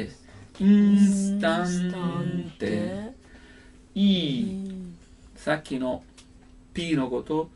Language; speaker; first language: Japanese; non-native, learner; Italian